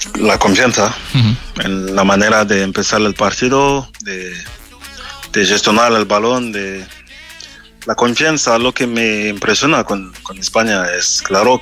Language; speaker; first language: Spanish; non-native, fluent; French